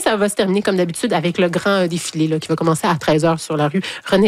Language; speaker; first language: French; native; French